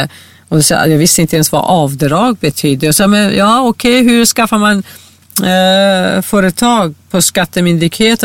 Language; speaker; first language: Swedish; non-native, fluent; Persian